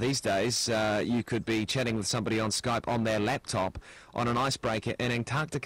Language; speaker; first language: English; native; English